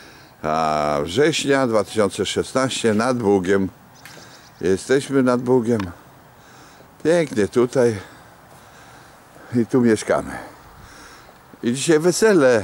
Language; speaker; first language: Polish; native; Polish